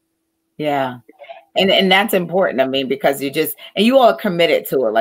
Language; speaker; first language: English; native; English